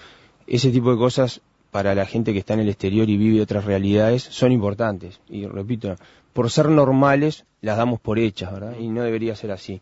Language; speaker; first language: Spanish; native; Spanish